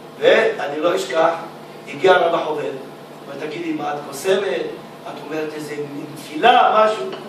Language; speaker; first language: Hebrew; early bilingual, other home language; Arabic